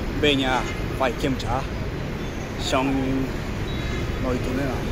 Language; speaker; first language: Vietnamese; non-native, learner; Japanese